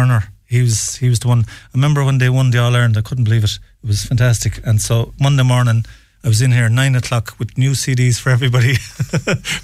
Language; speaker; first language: English; native; English